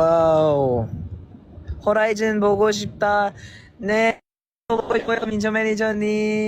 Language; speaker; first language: Korean; non-native, learner; Filipino